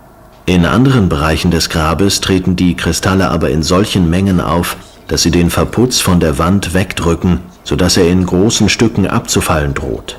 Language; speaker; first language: German; native; German